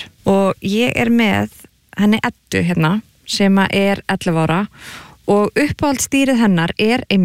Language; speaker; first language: Icelandic; native; Icelandic